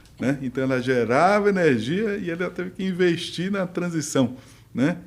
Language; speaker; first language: Portuguese; native; Portuguese